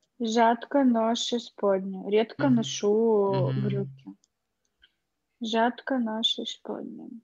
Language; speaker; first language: Polish; non-native, learner; Russian